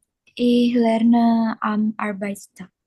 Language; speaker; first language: German; non-native, learner; Indonesian